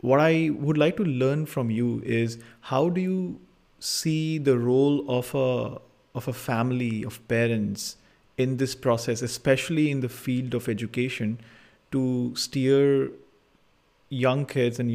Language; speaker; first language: English; non-native, local second language; Hindi